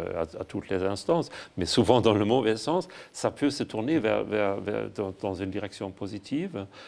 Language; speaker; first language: French; non-native, fluent; German